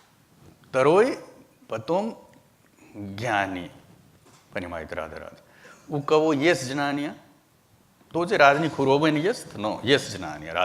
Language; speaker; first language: Russian; non-native, learner; Hindi